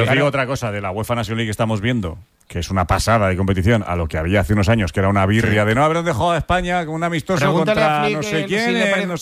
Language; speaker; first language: Spanish; native; Spanish